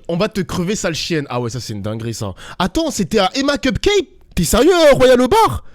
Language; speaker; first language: French; native; French